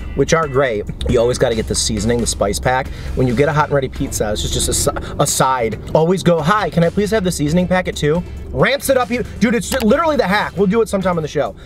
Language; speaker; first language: English; native; English